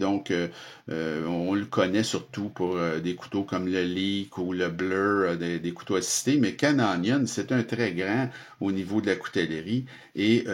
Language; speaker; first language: French; native; French